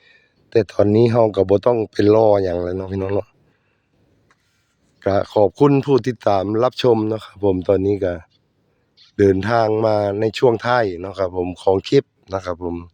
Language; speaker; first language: Thai; non-native, local second language; Northeastern Thai